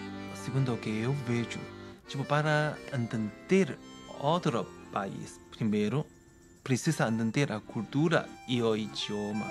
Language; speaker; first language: Portuguese; non-native, fluent; Chinese